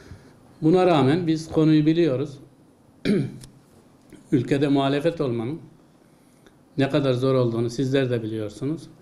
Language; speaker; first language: Turkish; native; Turkish